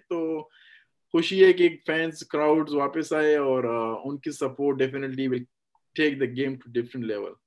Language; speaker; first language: Hindi; non-native, fluent; Pashto